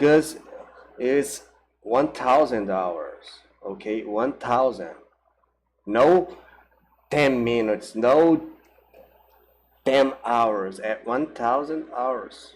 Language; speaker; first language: English; non-native, learner; Portuguese